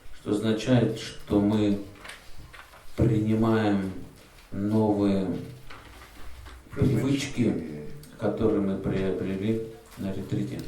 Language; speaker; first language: Russian; native; Russian